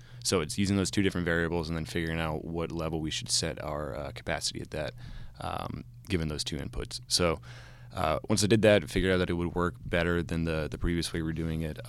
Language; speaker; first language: English; native; English